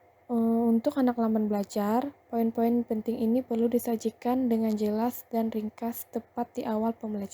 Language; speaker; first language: Indonesian; native; Indonesian